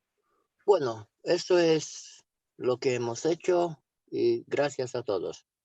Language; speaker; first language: Spanish; non-native, fluent; Romanian